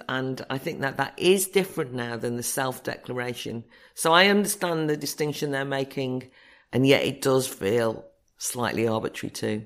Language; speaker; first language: English; native; English